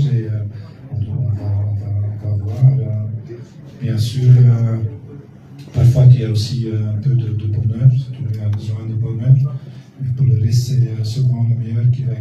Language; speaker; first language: French; non-native, local second language; Dutch